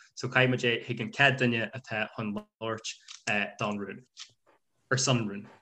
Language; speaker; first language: Irish; non-native, local second language; English